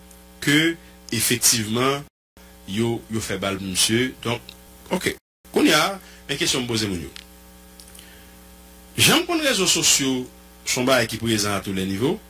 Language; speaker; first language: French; non-native, local second language; Haitian Creole